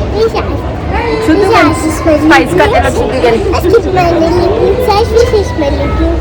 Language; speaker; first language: German; early bilingual, other home language; Telugu